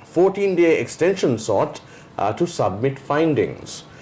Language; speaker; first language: English; non-native, local second language; Sinhala